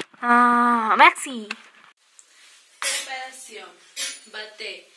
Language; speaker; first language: French; non-native, learner; Spanish